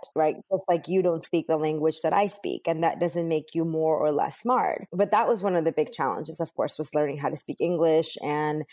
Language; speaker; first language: English; early bilingual, other home language; Spanish